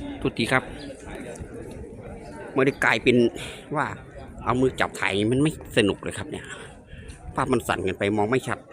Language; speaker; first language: Thai; native; Thai